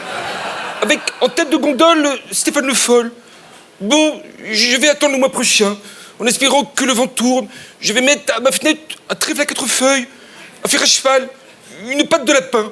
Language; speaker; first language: French; native; French